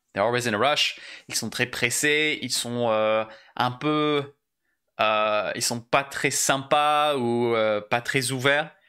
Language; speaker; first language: French; native; French